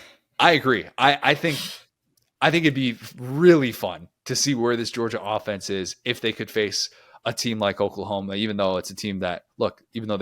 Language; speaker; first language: English; native; English